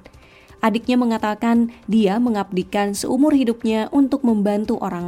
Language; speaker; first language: Indonesian; native; Indonesian